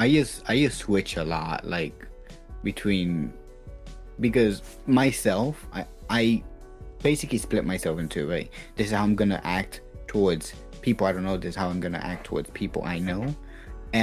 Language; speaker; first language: English; non-native, fluent; Spanish